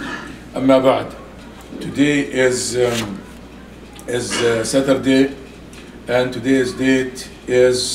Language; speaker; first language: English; non-native, fluent; Arabic